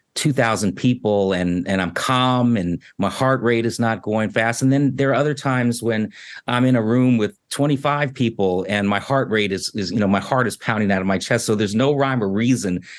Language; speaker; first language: English; native; English